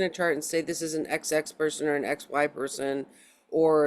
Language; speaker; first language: English; native; English